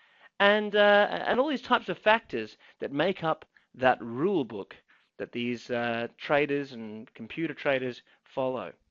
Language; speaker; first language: English; native; English